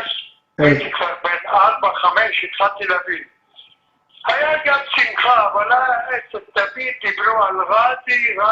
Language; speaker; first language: Hebrew; early bilingual, other home language; Arabic